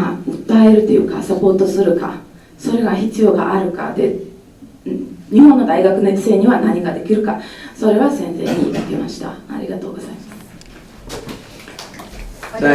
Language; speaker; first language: Japanese; non-native, fluent; Serbian